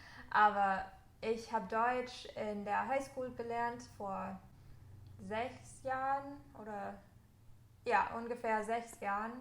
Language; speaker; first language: German; non-native, fluent; English